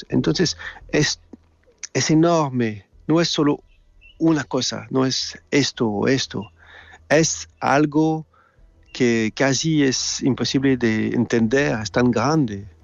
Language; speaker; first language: Spanish; non-native, fluent; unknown